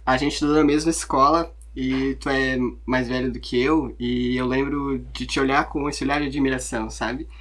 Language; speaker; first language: Portuguese; native; Portuguese